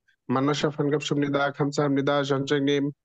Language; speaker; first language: Korean; non-native, learner; Bangla